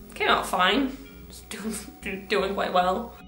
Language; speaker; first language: English; native; English